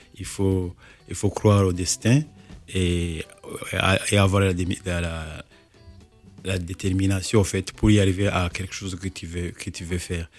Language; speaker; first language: French; non-native, local second language; Kinyarwanda